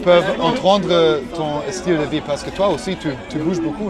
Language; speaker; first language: French; non-native, learner; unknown